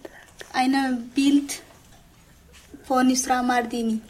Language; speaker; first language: German; non-native, learner; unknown